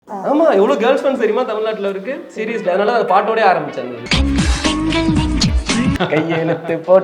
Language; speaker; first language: Tamil; native; Tamil